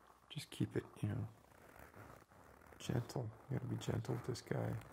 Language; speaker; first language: English; native; English